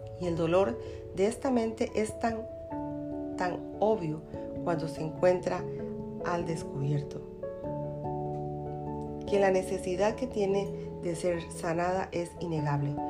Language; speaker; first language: Spanish; native; Spanish